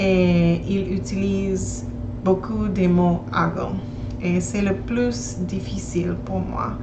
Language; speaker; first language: French; non-native, learner; English